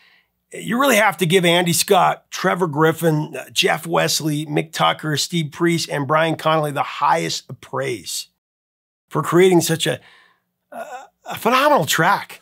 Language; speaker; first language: English; native; English